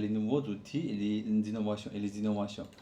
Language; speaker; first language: French; non-native, learner; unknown